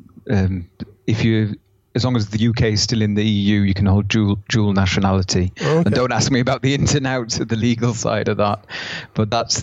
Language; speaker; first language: English; native; English